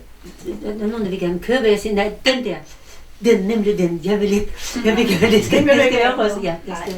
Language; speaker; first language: Danish; non-native, learner; Russian